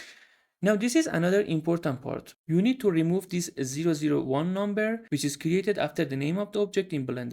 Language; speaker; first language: English; non-native, fluent; Persian